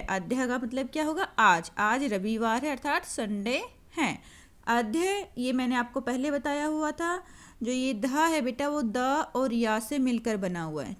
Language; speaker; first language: Hindi; native; Hindi